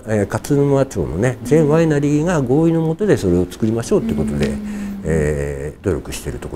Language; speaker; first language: Japanese; native; Japanese